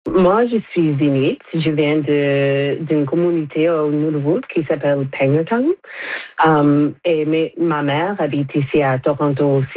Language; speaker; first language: French; non-native, local second language; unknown